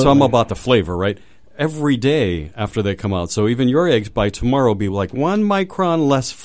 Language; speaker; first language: English; native; English